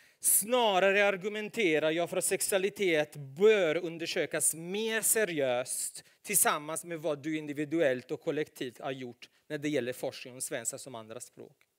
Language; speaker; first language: Swedish; non-native, fluent; Italian